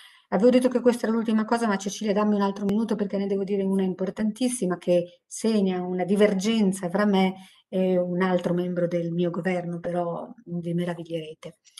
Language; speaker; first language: Italian; native; Italian